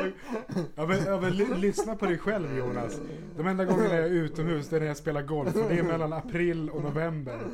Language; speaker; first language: Swedish; native; Swedish